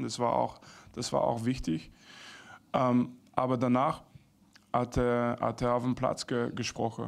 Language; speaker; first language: German; non-native, fluent; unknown